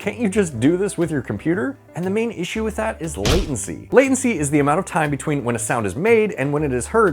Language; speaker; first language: English; native; English